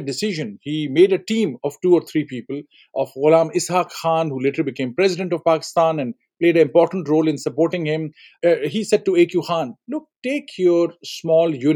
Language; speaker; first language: English; non-native, local second language; Urdu